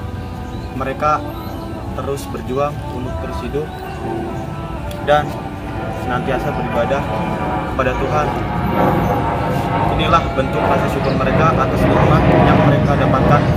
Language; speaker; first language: Indonesian; native; Indonesian